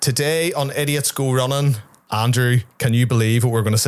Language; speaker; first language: English; native; English